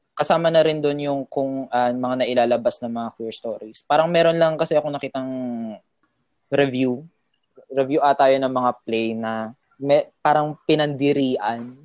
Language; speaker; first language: Filipino; native; Filipino